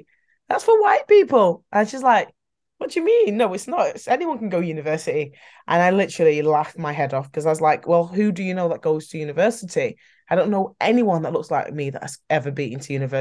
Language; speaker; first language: English; native; English